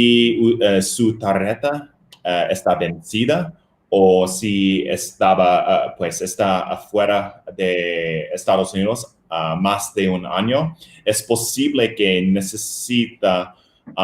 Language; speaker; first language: Spanish; non-native, fluent; English